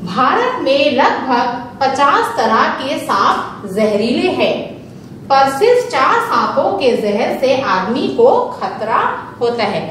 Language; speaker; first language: Hindi; native; Hindi